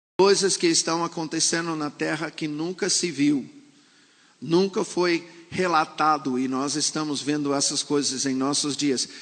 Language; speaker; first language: Portuguese; non-native, fluent; English